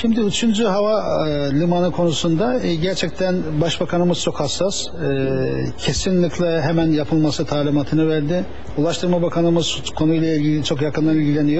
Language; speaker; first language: Turkish; native; Turkish